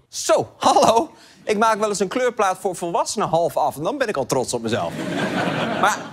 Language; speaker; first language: Dutch; native; Dutch